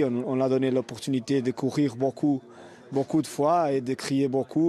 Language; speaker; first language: French; non-native, fluent; Portuguese